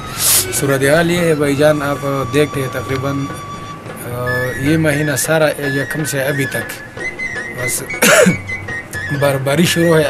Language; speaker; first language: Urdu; non-native, local second language; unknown